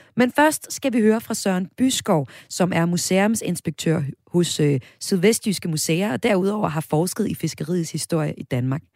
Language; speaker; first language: Danish; native; Danish